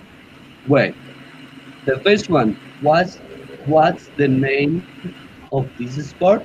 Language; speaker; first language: English; non-native, learner; Spanish